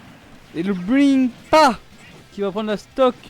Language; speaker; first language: French; native; French